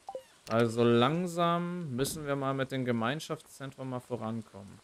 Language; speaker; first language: German; native; German